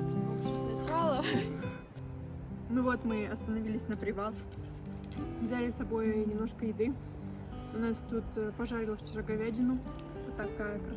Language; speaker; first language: Russian; native; Russian